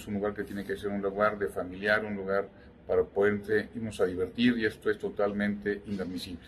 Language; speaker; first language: Spanish; native; Spanish